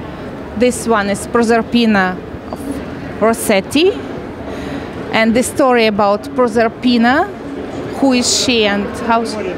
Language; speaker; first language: English; non-native, learner; Russian